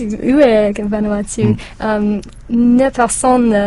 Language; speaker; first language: French; non-native, learner; English